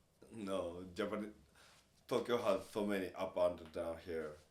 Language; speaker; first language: English; non-native, learner; Japanese